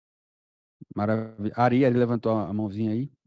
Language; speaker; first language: Portuguese; native; Portuguese